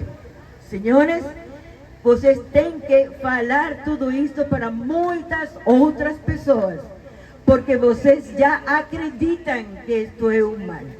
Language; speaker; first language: Portuguese; non-native, fluent; Spanish